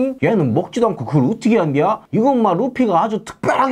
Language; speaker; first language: Korean; native; Korean